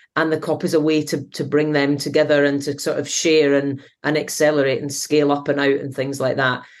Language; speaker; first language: English; native; English